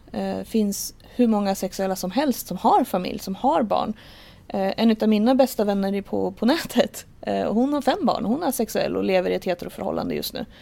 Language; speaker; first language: Swedish; native; Swedish